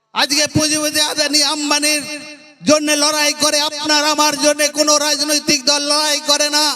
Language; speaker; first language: Bangla; non-native, local second language; Santali